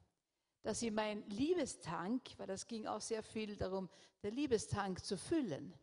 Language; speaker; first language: German; non-native, fluent; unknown